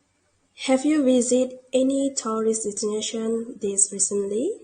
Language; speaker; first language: English; non-native, local second language; Malay